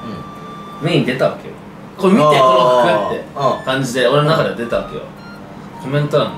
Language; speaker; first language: Japanese; native; Japanese